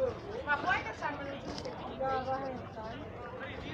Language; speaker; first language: Italian; non-native, learner; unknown